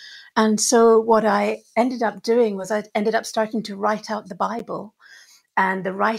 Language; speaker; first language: English; native; English